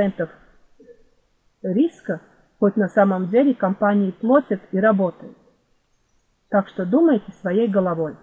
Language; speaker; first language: Russian; non-native, fluent; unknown